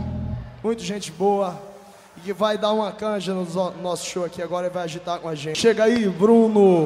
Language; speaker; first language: Portuguese; native; Portuguese